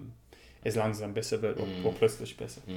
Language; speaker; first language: German; non-native, learner; English